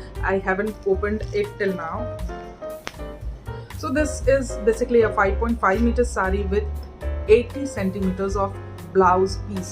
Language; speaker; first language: English; non-native, local second language; Hindi